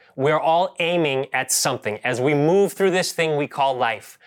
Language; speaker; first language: English; native; English